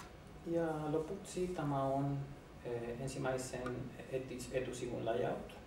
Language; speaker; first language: Finnish; non-native, learner; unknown